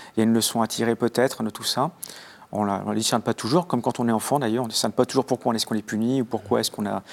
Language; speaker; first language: French; native; French